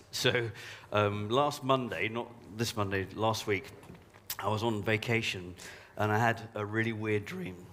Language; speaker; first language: English; native; English